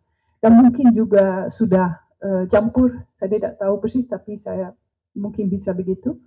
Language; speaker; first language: Indonesian; non-native, learner; Dutch